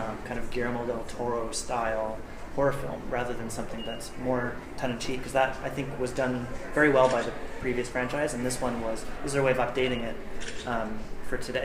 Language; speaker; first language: English; native; English